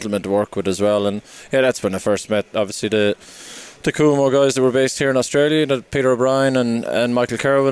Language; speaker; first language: English; native; English